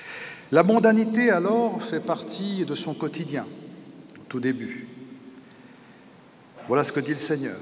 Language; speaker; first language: French; native; French